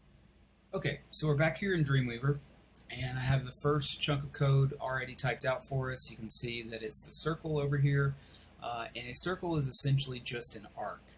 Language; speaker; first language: English; native; English